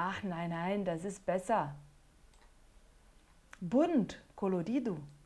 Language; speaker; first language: German; non-native, fluent; Portuguese